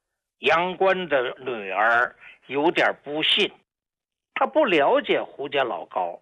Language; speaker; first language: Chinese; native; Chinese